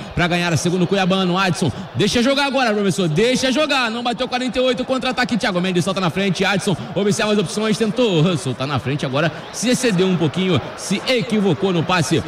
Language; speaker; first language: Portuguese; native; Portuguese